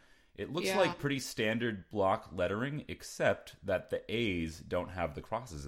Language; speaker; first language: English; native; English